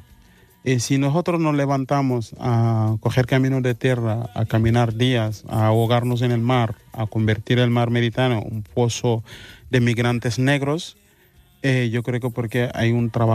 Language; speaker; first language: Spanish; non-native, fluent; Mandingo